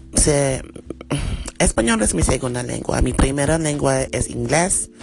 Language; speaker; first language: Spanish; non-native, learner; English